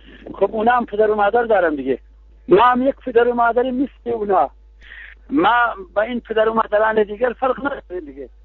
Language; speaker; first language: Persian; non-native, local second language; Kurdish